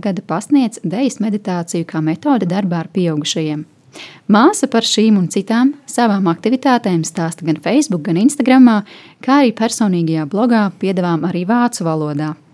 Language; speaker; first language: Latvian; native; Latvian